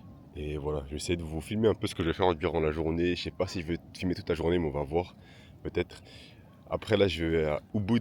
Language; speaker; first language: French; native; French